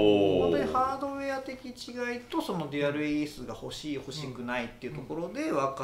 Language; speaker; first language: Japanese; native; Japanese